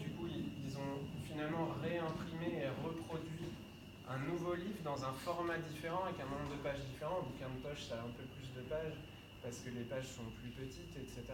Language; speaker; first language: French; native; French